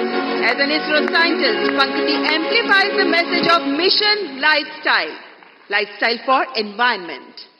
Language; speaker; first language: Hindi; native; Hindi